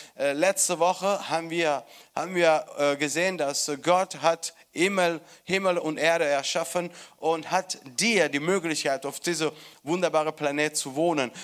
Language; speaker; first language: German; non-native, fluent; Italian